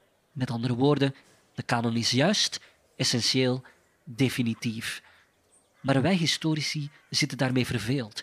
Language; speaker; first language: Dutch; native; Dutch